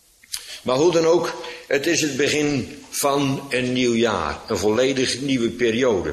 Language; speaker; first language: Dutch; native; Dutch